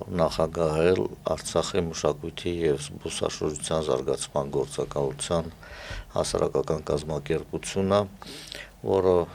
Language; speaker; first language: Armenian; native; Armenian